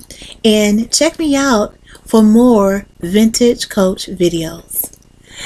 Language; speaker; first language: English; native; English